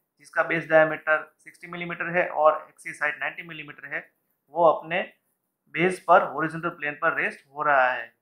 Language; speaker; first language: Hindi; non-native, local second language; Gujarati